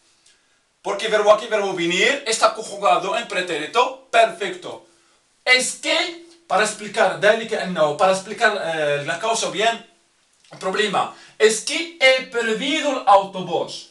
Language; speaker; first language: Spanish; non-native, fluent; Arabic